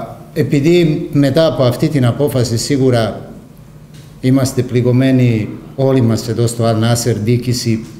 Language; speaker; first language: Greek; non-native, fluent; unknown